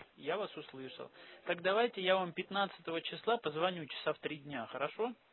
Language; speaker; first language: Russian; native; Russian